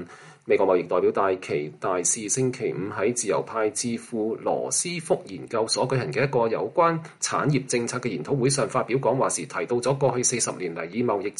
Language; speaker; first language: Chinese; non-native, local second language; Cantonese